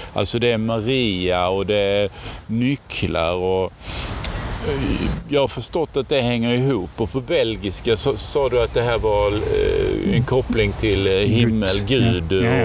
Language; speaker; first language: Swedish; native; Swedish